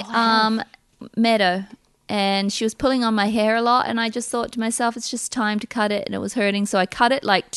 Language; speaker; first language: English; native; English